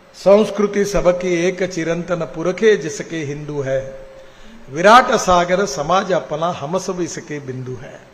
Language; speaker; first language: Hindi; non-native, local second language; Marathi